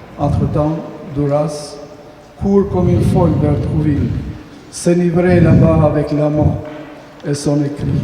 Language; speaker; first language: French; non-native, fluent; Albanian